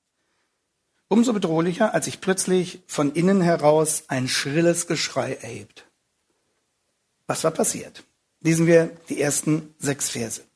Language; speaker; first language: German; native; German